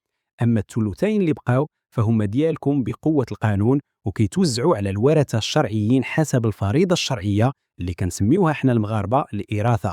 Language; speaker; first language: Arabic; native; Arabic